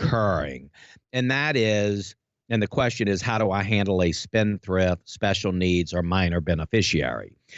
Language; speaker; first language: English; native; English